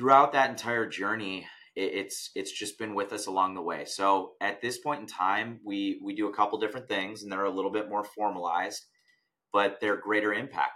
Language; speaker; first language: English; native; English